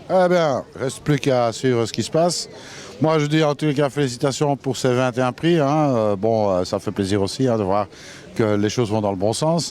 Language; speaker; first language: French; native; French